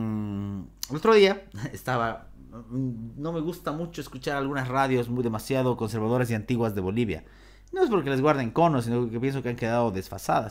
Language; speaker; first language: Spanish; native; Spanish